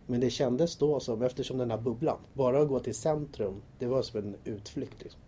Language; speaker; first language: Swedish; native; Swedish